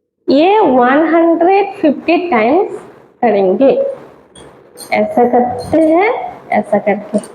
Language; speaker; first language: Hindi; non-native, local second language; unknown